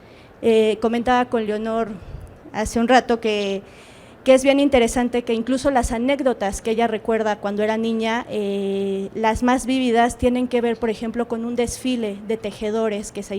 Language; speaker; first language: Spanish; native; Spanish